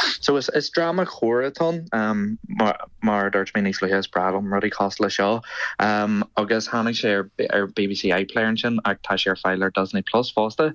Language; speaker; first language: Irish; native; Irish